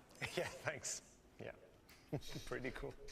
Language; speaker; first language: English; non-native, fluent; Swedish